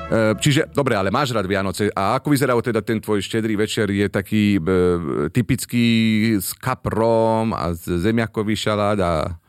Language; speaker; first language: Slovak; native; Slovak